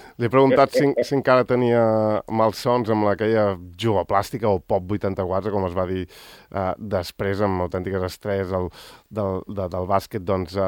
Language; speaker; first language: Catalan; native; Catalan